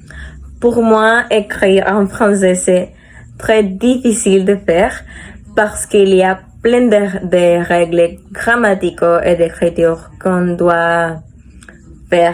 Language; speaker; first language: French; non-native, learner; Spanish